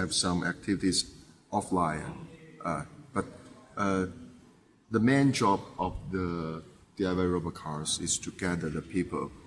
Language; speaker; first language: English; non-native, fluent; Chinese